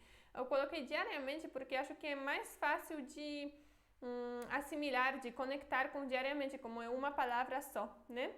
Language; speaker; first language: Portuguese; non-native, fluent; Polish